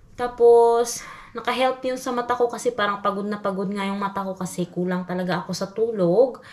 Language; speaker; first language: Filipino; non-native, local second language; Cebuano